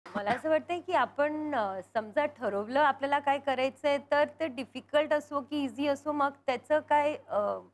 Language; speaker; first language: Marathi; non-native, local second language; Punjabi